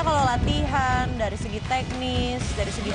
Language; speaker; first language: Indonesian; native; Indonesian